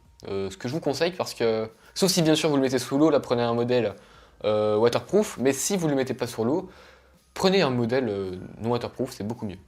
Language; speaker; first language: French; native; French